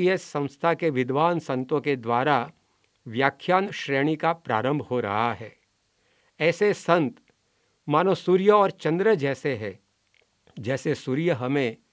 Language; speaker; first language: Hindi; non-native, local second language; Gujarati